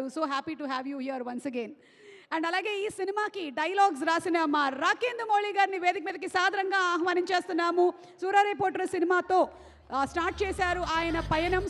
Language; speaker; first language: Telugu; native; Telugu